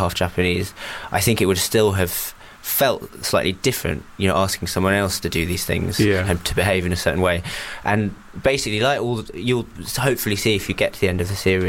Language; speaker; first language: English; native; English